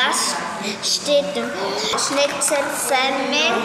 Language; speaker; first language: German; early bilingual, other home language; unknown